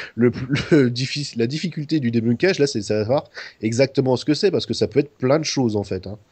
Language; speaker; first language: French; native; French